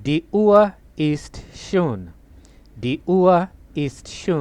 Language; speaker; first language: German; non-native, fluent; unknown